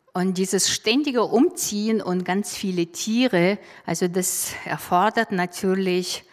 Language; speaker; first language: German; non-native, fluent; Mongolian